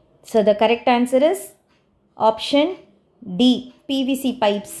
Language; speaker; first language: English; non-native, local second language; Tamil